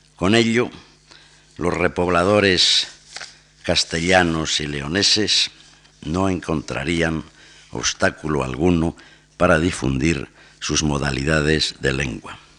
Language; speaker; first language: Spanish; native; Spanish